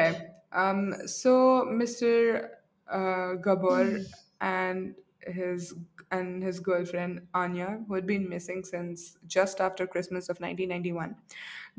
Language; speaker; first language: English; non-native, local second language; Arabic